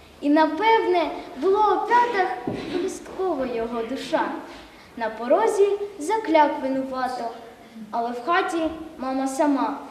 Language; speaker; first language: Ukrainian; native; Ukrainian